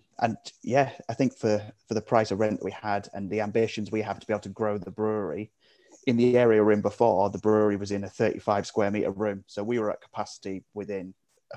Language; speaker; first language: English; native; English